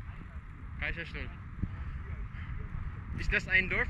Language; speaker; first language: German; non-native, learner; Filipino